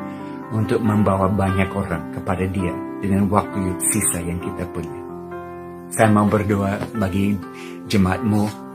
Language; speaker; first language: Indonesian; non-native, fluent; English